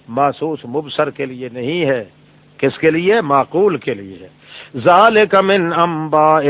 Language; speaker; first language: Urdu; non-native, local second language; Saraiki